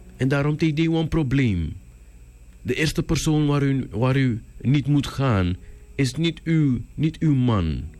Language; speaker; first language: Dutch; native; Dutch